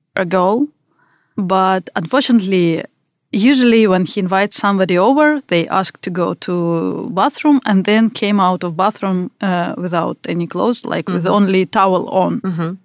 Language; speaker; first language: English; non-native, fluent; Russian